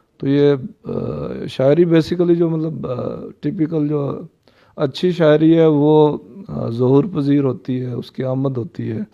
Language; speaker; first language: Urdu; non-native, local second language; Punjabi